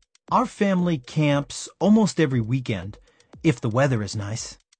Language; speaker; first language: English; native; English